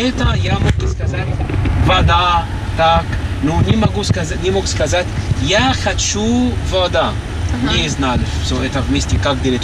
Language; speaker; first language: Russian; non-native, learner; Greek